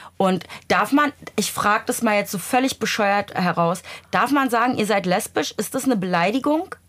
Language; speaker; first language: German; native; German